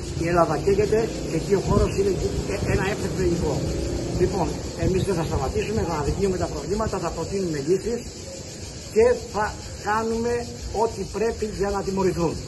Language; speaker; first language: Greek; native; Greek